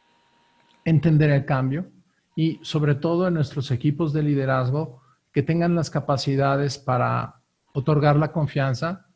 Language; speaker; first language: Spanish; native; Spanish